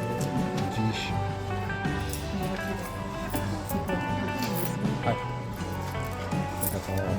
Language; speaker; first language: Japanese; non-native, learner; Cebuano